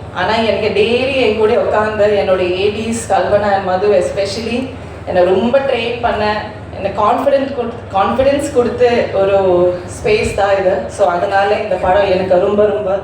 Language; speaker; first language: Tamil; non-native, learner; Malayalam